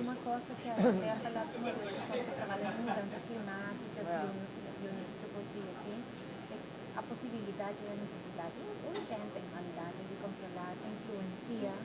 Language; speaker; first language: Portuguese; non-native, learner; Spanish